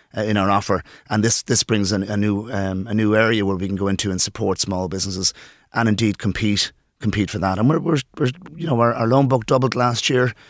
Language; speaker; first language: English; native; English